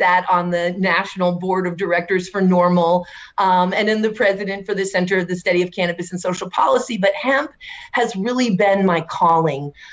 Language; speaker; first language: English; native; English